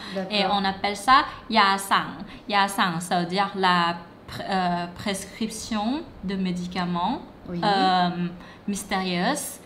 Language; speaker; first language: French; non-native, fluent; Thai